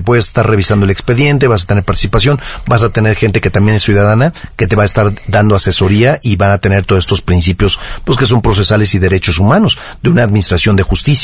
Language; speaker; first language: Spanish; native; Spanish